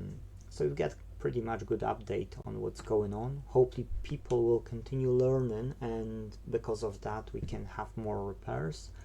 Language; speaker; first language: English; non-native, fluent; Polish